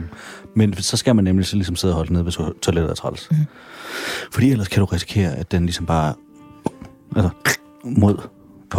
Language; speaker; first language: Danish; native; Danish